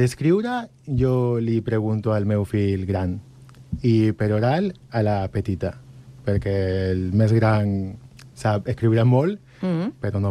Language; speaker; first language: Catalan; non-native, fluent; Spanish